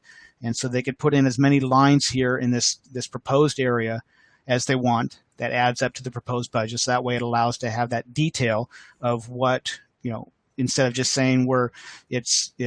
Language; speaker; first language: English; native; English